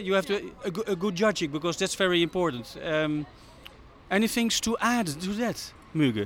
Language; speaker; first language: English; non-native, fluent; Dutch